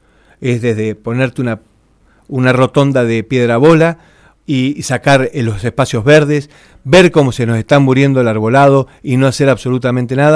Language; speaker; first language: Spanish; native; Spanish